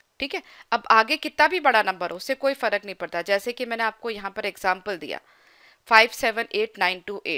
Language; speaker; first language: Hindi; native; Hindi